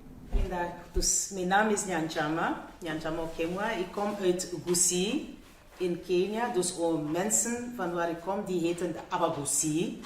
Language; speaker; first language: Dutch; non-native, fluent; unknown